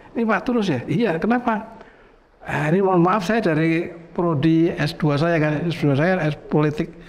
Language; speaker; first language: Indonesian; native; Indonesian